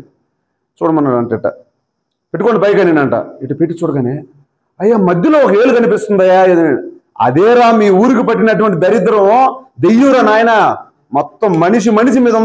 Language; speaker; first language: Telugu; native; Telugu